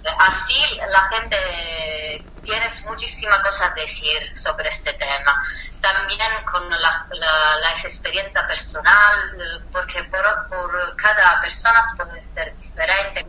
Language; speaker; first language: Spanish; non-native, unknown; Italian